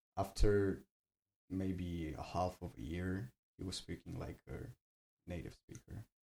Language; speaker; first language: English; non-native, learner; Ossetic